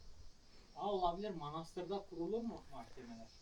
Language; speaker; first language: Turkish; native; Turkish